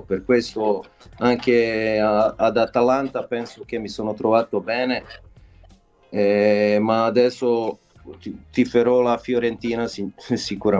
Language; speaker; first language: Italian; non-native, fluent; Serbian